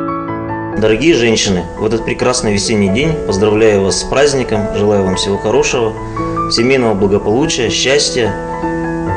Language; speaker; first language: Russian; native; Russian